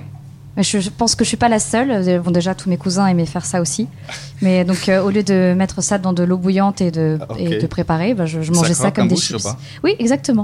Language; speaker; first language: French; native; French